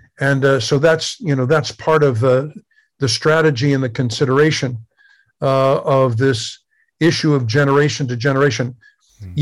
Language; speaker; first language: English; native; English